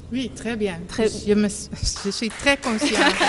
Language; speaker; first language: French; non-native, learner; Dutch